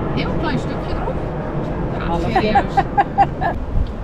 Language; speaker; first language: Dutch; native; Dutch